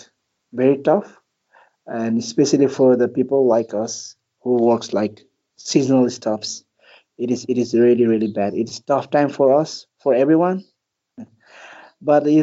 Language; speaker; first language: English; non-native, local second language; Nepali